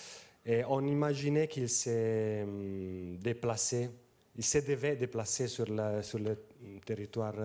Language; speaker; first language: French; non-native, fluent; Italian